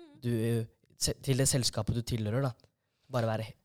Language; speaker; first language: Norwegian; native; Norwegian